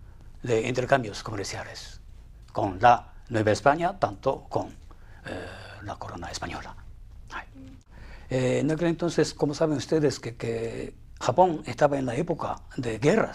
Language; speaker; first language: Spanish; non-native, fluent; Japanese